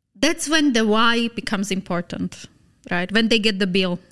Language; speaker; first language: English; non-native, fluent; Slovak